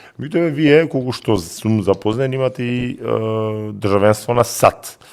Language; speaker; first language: Macedonian; native; Macedonian